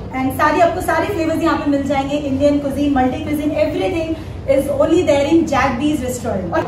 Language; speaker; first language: Hindi; native; Hindi